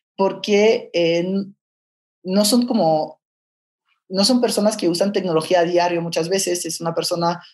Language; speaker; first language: Spanish; non-native, fluent; French